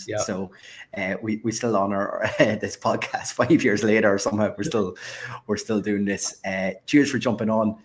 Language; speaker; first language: English; native; English